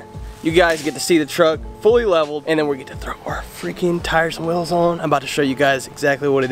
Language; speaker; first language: English; native; English